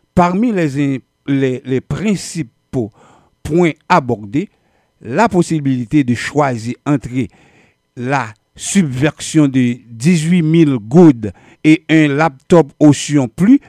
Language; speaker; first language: French; native; French